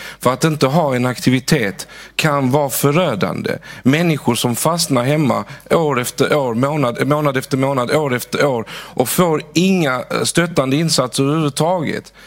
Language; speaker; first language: Swedish; early bilingual, other home language; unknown